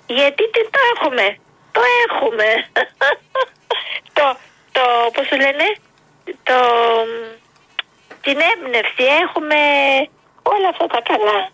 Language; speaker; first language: Greek; early bilingual, heritage; Greek